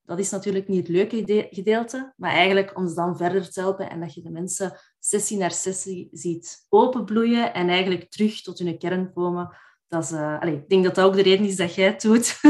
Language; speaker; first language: Dutch; native; Dutch